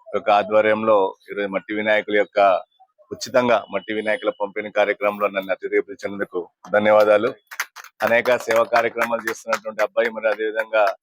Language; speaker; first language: Telugu; native; Telugu